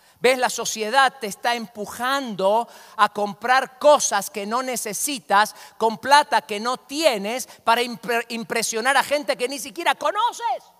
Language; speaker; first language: Spanish; native; Spanish